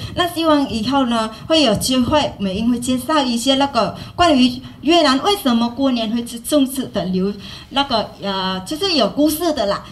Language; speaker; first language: Chinese; non-native, fluent; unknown